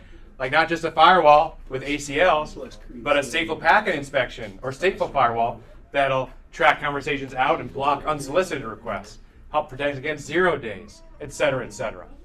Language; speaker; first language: English; native; English